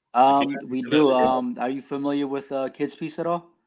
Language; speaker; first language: English; early bilingual, other home language; Filipino